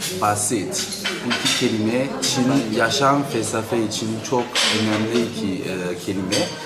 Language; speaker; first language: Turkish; non-native, fluent; Chinese